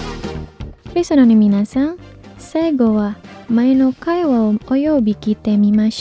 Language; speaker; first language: Japanese; non-native, fluent; Indonesian